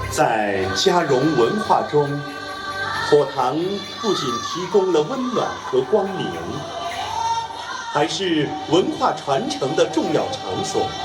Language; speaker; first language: Chinese; native; Chinese